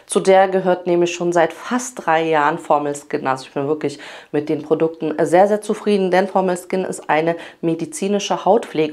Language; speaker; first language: German; early bilingual, other home language; Polish